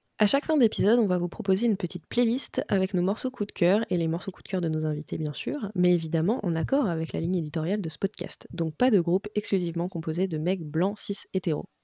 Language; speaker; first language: French; native; French